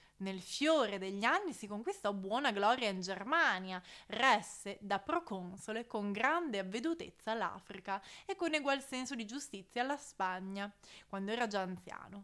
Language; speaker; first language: Italian; native; Italian